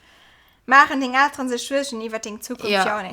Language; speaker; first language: German; non-native, local second language; Luxembourgish